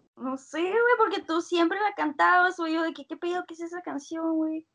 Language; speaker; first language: Spanish; non-native, fluent; Russian